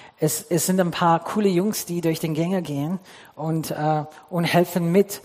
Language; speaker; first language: German; non-native, fluent; English